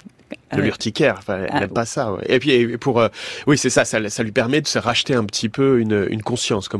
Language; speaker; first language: French; native; French